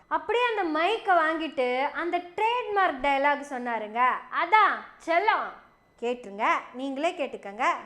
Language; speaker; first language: Tamil; native; Tamil